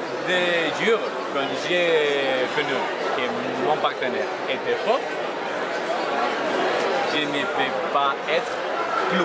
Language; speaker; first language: French; non-native, learner; Spanish